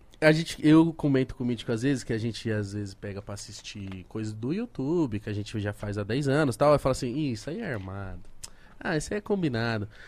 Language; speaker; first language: Portuguese; native; Portuguese